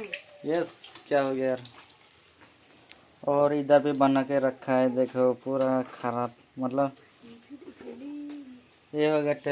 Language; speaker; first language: Hindi; non-native, local second language; Bodo